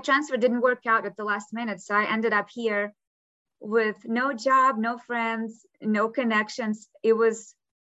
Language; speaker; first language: English; non-native, fluent; Ukrainian